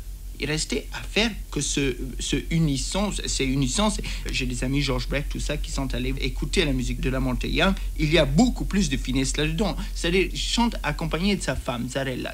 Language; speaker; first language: French; native; French